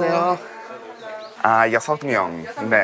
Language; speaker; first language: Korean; non-native, learner; English